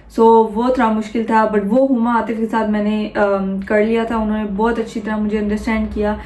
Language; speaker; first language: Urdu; early bilingual, heritage; Urdu